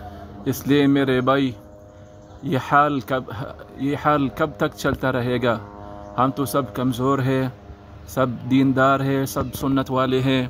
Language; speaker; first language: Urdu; non-native, learner; Arabic